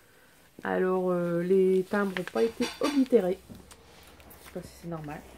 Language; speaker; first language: French; native; French